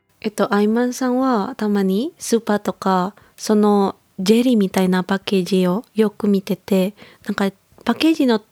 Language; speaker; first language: Japanese; non-native, learner; Indonesian